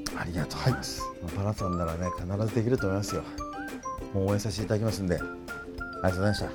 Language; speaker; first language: Japanese; native; Japanese